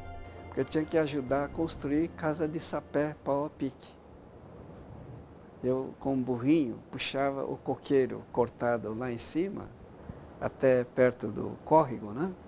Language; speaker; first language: Portuguese; early bilingual, other home language; Japanese